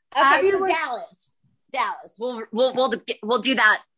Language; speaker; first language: English; native; English